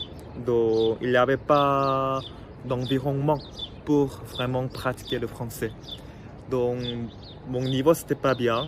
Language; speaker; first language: French; non-native, fluent; Korean